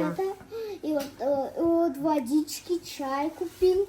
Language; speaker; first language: Russian; early bilingual, other home language; Tajik